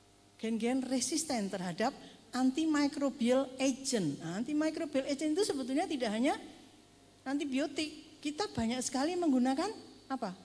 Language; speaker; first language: Indonesian; native; Indonesian